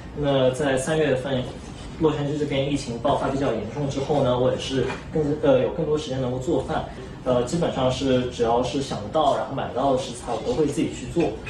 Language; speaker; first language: Chinese; native; Chinese